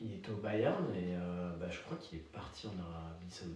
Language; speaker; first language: French; native; French